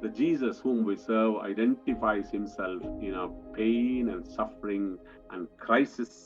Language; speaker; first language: English; non-native, local second language; Kannada